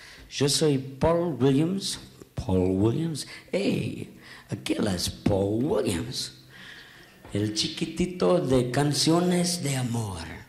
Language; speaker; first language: Spanish; non-native, learner; English